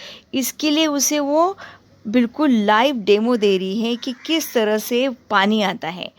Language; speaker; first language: Hindi; native; Hindi